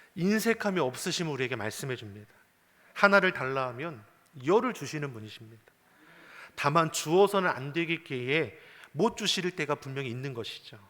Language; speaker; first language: Korean; native; Korean